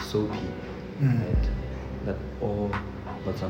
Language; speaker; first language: English; non-native, local second language; Tswana